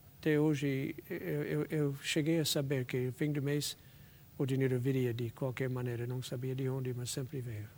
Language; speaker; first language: Portuguese; non-native, fluent; English